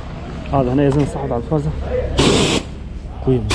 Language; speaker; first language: Arabic; native; Arabic